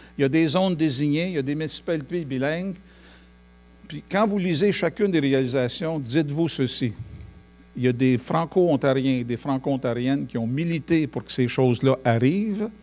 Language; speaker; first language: French; native; French